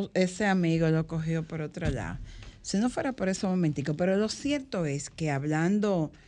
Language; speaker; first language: Spanish; native; Spanish